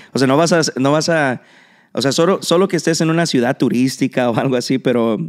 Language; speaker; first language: Spanish; early bilingual, heritage; Spanish